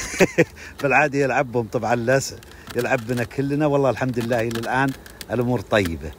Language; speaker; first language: Arabic; native; Arabic